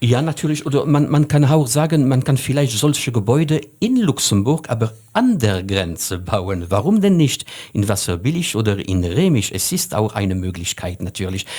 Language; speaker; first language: German; non-native, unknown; French